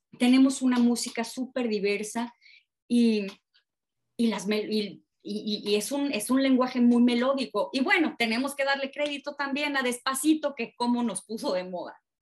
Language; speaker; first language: Spanish; native; Spanish